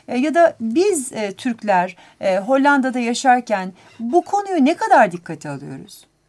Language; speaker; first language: Turkish; native; Turkish